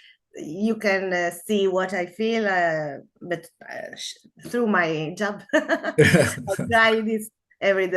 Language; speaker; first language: English; non-native, learner; Spanish